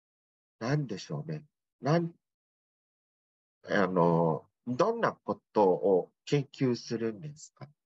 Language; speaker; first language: Japanese; non-native, fluent; Thai